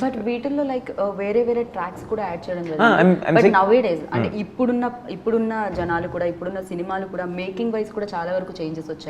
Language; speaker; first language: Telugu; native; Telugu